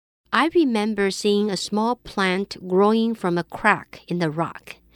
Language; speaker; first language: English; non-native, fluent; Chinese